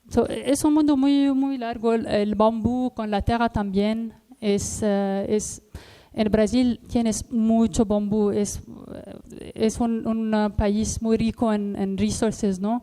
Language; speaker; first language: Spanish; non-native, learner; Arabic